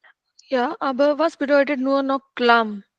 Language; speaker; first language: German; non-native, learner; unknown